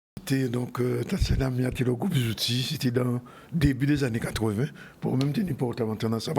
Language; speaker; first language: French; native; French